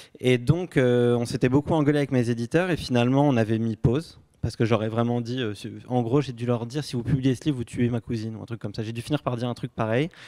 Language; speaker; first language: French; native; French